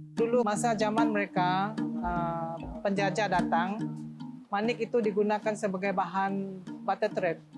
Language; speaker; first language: Malay; non-native, local second language; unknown